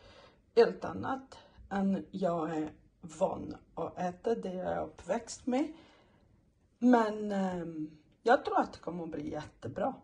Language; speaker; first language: Swedish; non-native, learner; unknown